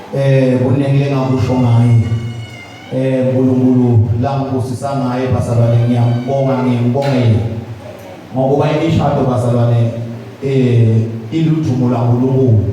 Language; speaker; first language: Zulu; non-native, local second language; Swati